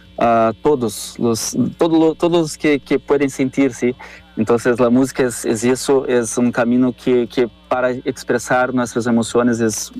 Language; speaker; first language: Spanish; non-native, fluent; Portuguese